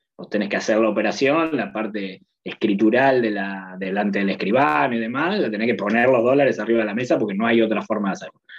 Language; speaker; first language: Spanish; native; Spanish